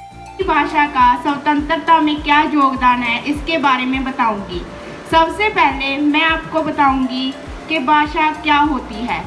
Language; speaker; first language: Hindi; non-native, local second language; Punjabi